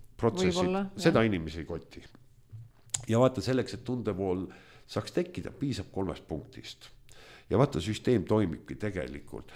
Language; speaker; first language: Estonian; non-native, local second language; Russian